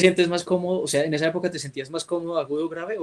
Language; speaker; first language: Spanish; native; Spanish